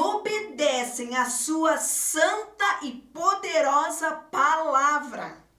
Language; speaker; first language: Portuguese; native; Portuguese